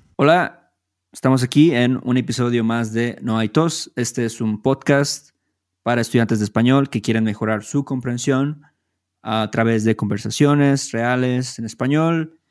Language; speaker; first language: Spanish; native; Spanish